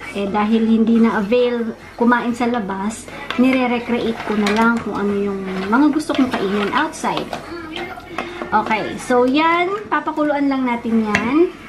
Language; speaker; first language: Filipino; non-native, local second language; Iloko